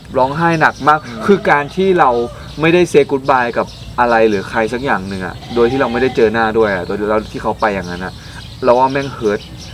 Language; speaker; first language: Thai; native; Thai